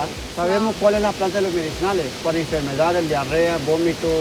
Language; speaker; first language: Spanish; non-native, local second language; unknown